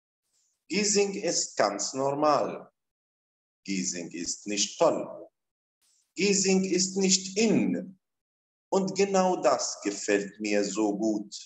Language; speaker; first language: German; non-native, fluent; Arabic